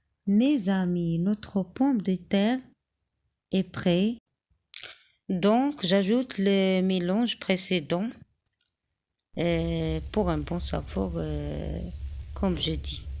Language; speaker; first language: French; non-native, local second language; Arabic